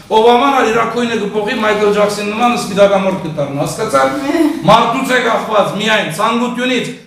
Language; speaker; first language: Armenian; early bilingual, heritage; Armenian